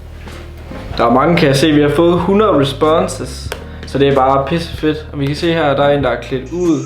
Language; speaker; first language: Danish; native; Danish